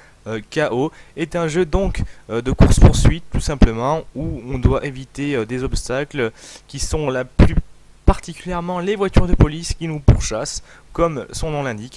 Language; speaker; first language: French; native; French